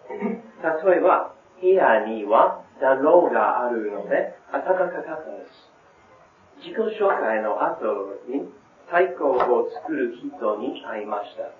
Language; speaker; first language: Japanese; non-native, learner; English